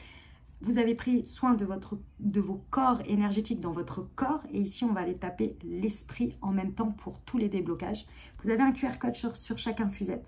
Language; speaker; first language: French; native; French